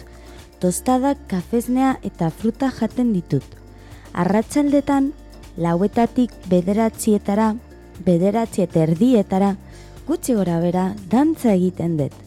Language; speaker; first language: Basque; non-native, learner; Spanish